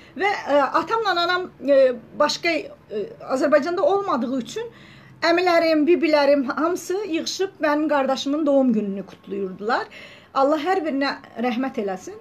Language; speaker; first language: Azerbaijani; native; Azerbaijani